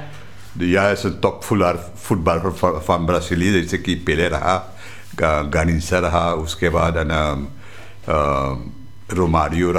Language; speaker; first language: Dutch; non-native, local second language; Caribbean Hindustani